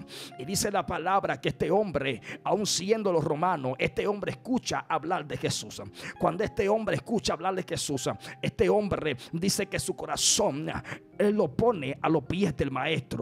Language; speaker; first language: Spanish; native; Spanish